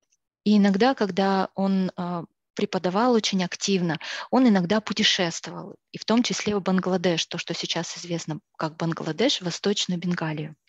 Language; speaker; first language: Russian; native; Russian